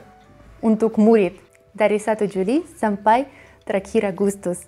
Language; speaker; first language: Indonesian; non-native, learner; Russian